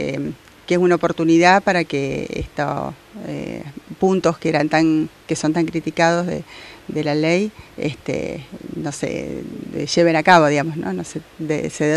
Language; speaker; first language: Spanish; native; Spanish